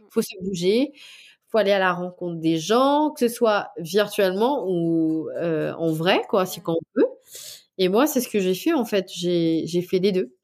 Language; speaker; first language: French; non-native, local second language; Morisyen